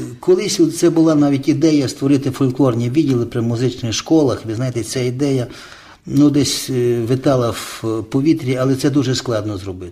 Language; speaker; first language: Ukrainian; native; Ukrainian